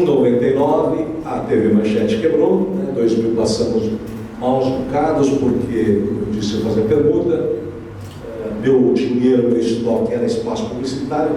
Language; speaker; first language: Portuguese; native; Portuguese